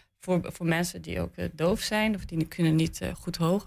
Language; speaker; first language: Dutch; non-native, learner; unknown